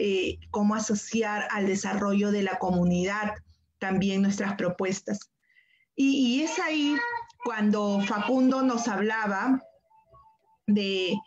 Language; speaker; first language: Spanish; native; Spanish